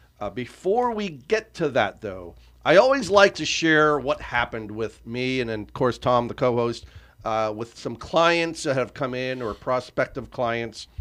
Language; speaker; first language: English; native; English